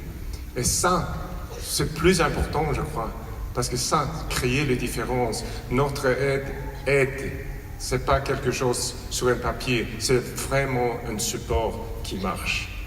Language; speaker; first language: French; non-native, fluent; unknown